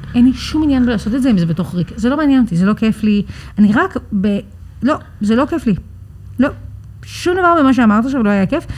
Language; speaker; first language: Hebrew; early bilingual, other home language; English